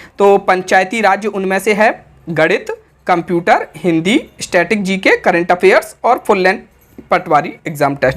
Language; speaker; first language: Hindi; native; Hindi